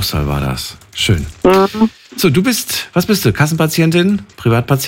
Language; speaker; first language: German; native; German